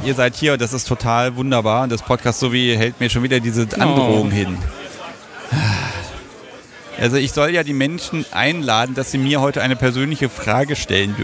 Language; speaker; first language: German; native; German